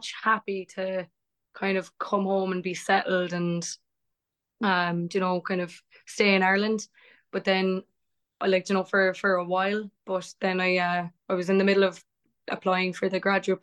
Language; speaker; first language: English; native; English